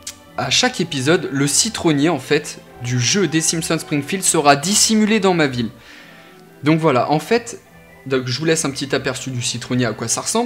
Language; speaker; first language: French; native; French